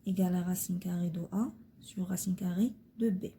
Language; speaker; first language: French; non-native, local second language; Arabic